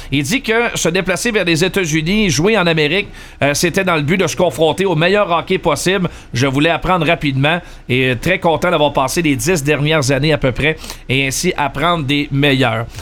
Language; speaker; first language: French; native; French